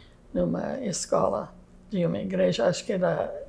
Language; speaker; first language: Portuguese; non-native, fluent; English